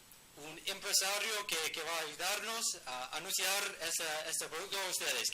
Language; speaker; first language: Spanish; non-native, fluent; English